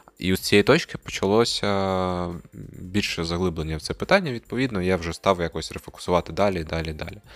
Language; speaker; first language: Ukrainian; non-native, local second language; Russian